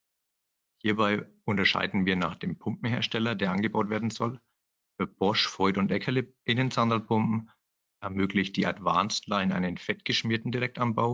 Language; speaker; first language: German; native; German